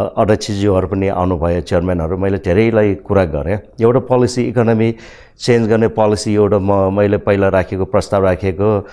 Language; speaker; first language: Nepali; non-native, local second language; Newari